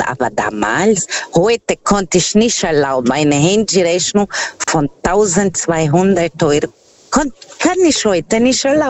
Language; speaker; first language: German; non-native, learner; Portuguese